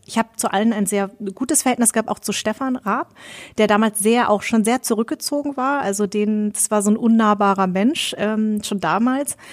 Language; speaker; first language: German; early bilingual, other home language; Vietnamese